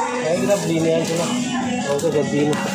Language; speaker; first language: Indonesian; native; Indonesian